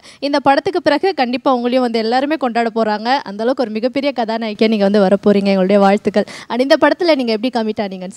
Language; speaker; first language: Tamil; native; Tamil